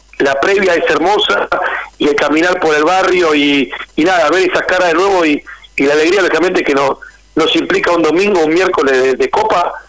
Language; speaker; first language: Spanish; native; Spanish